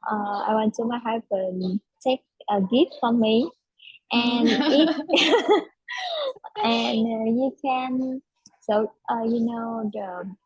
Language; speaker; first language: English; non-native, learner; Vietnamese